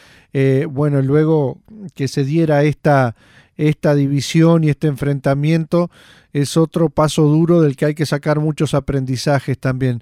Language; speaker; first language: Spanish; native; Spanish